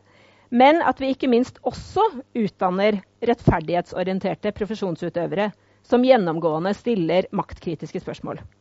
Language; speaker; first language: Norwegian; native; Norwegian